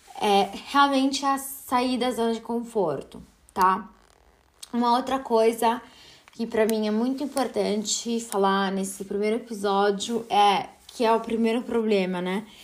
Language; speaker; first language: Portuguese; early bilingual, heritage; Portuguese